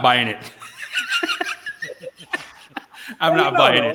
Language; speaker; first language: English; non-native, local second language; Pampanga